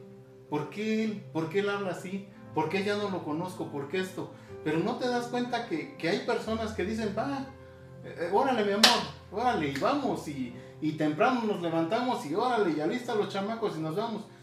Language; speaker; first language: Spanish; native; Spanish